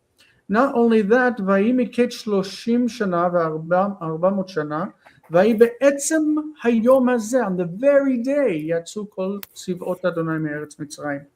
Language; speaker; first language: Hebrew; non-native, fluent; English